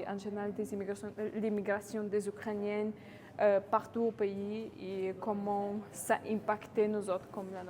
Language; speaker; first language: French; non-native, fluent; Ukrainian